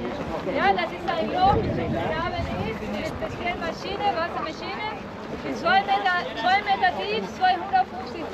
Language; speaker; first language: German; non-native, learner; Spanish